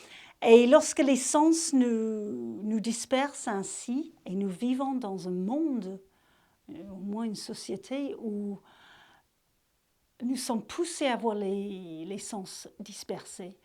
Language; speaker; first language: French; native; French